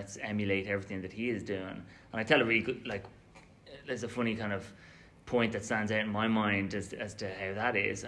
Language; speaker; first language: English; native; English